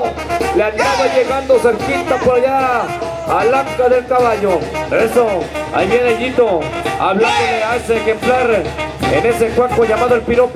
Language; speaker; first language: Spanish; native; Spanish